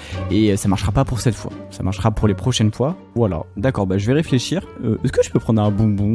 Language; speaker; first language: French; native; French